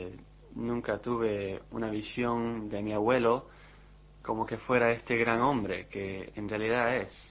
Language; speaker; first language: Spanish; early bilingual, heritage; Spanish